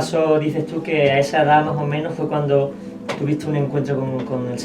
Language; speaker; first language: Spanish; native; Spanish